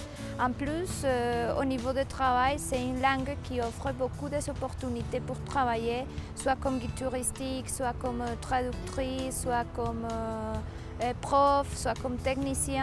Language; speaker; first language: French; non-native, fluent; Spanish